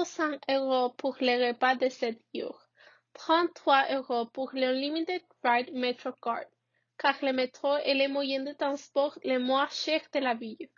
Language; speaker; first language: French; non-native, learner; Spanish